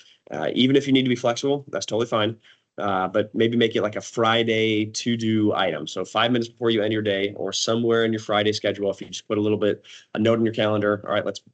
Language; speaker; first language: English; native; English